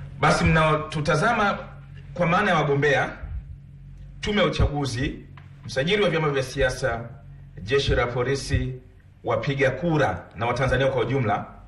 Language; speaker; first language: Swahili; native; Swahili